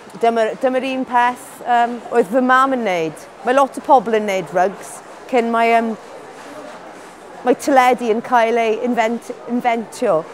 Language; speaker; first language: Welsh; non-native, learner; English